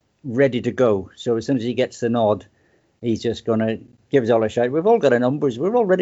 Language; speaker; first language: English; native; English